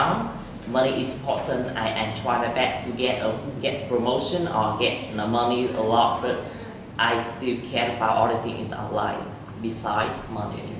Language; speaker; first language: English; non-native, learner; Vietnamese